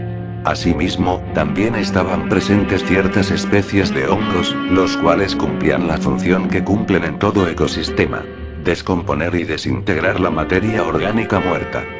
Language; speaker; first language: Spanish; native; Spanish